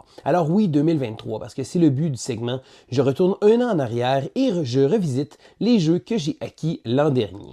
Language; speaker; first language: French; native; French